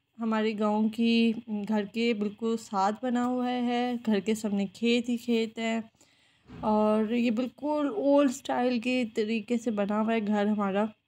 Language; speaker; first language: Urdu; native; Urdu